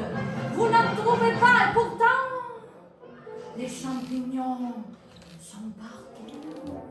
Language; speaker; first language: French; non-native, fluent; Italian